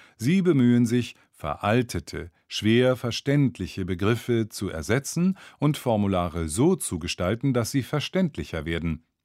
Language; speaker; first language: German; native; German